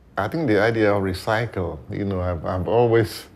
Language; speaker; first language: English; non-native, local second language; Ewe